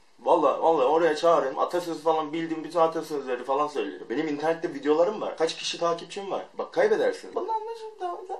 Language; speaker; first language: Turkish; non-native, fluent; Korean